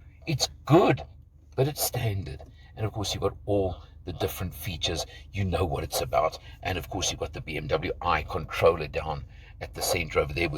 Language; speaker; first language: English; native; English